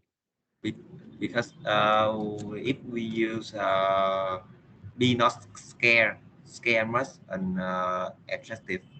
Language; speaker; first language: English; non-native, learner; Vietnamese